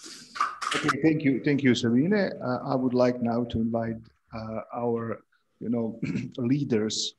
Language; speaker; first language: English; non-native, fluent; Croatian